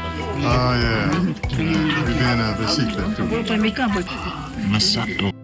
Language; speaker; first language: Spanish; non-native, learner; English